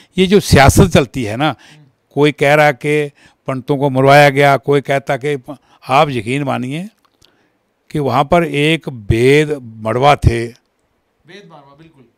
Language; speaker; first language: Hindi; non-native, local second language; Kashmiri